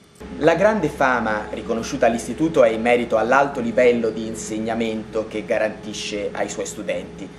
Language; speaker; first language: Italian; native; Italian